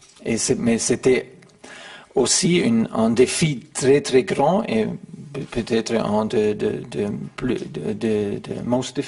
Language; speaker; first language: French; non-native, learner; German